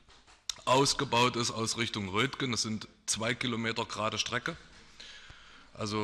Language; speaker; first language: German; native; German